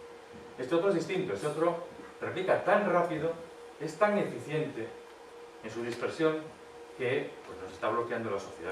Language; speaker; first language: Spanish; native; Spanish